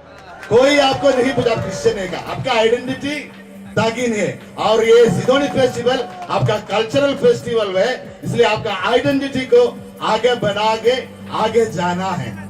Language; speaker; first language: Hindi; non-native, fluent; Malayalam